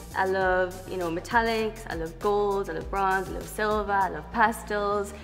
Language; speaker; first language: English; native; English